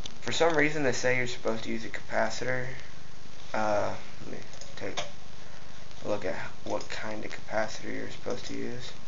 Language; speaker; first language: English; native; English